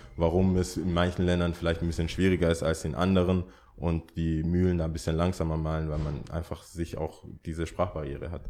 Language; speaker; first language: German; early bilingual, other home language; English